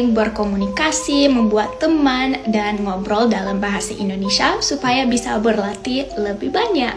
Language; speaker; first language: Indonesian; non-native, fluent; English